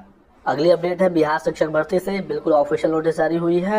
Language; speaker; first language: Hindi; native; Hindi